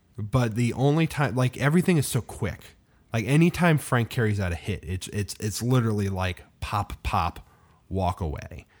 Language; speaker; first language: English; native; English